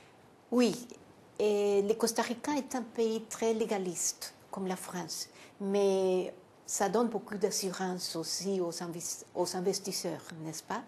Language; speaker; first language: French; non-native, fluent; Spanish